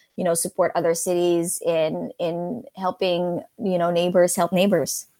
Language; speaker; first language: English; non-native, local second language; Filipino